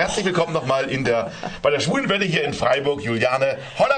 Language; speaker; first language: German; native; German